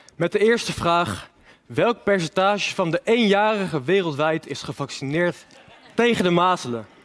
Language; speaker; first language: Dutch; native; Dutch